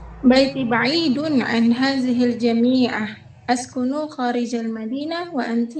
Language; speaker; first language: Arabic; non-native, learner; Indonesian